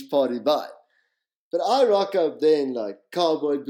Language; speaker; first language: English; native; English